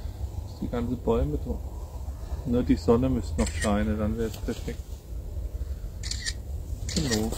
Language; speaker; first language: German; native; German